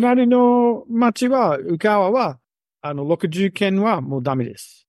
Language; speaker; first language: Japanese; non-native, learner; English